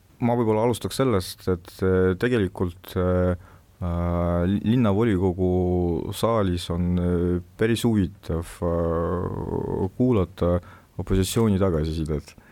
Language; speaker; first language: Estonian; non-native, local second language; Russian